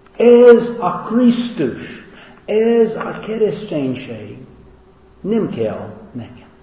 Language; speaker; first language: Hungarian; non-native, learner; English